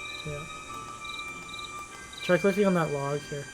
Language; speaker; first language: English; native; English